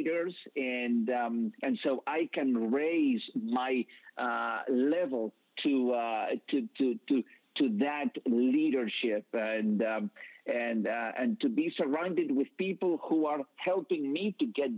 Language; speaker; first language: English; non-native, fluent; Spanish